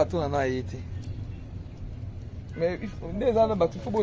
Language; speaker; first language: French; non-native, local second language; Lingala